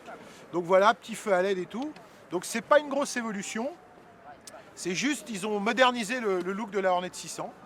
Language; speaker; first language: French; native; French